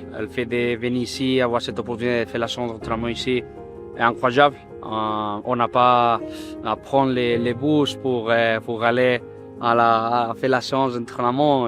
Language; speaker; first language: French; non-native, fluent; Spanish